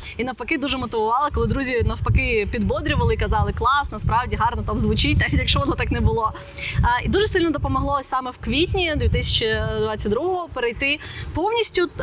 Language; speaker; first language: Ukrainian; non-native, local second language; Russian